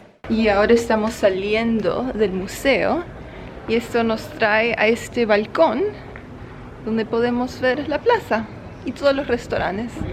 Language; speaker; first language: Spanish; native; Spanish